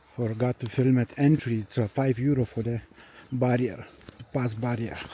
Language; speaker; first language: English; non-native, learner; Lithuanian